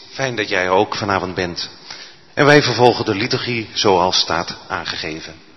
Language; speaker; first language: Dutch; native; Dutch